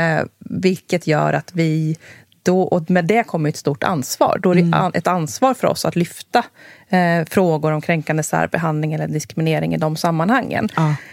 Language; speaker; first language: Swedish; native; Swedish